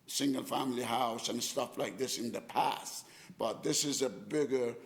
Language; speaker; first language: English; non-native, fluent; Persian